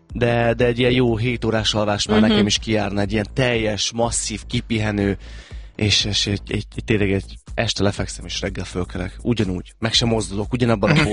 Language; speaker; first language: Hungarian; native; Hungarian